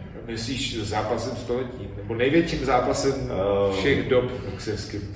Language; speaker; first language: Czech; native; Czech